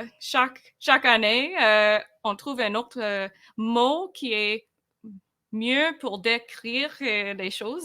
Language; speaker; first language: French; non-native, fluent; English